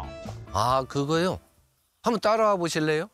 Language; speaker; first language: Korean; native; Korean